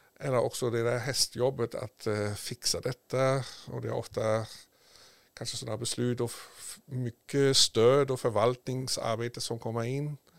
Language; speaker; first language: Swedish; native; Swedish